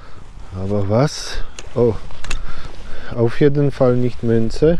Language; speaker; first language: German; non-native, learner; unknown